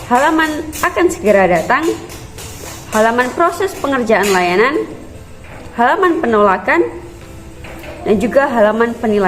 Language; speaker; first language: Indonesian; native; Indonesian